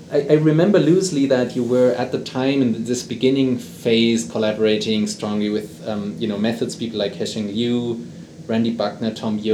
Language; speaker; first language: English; non-native, fluent; German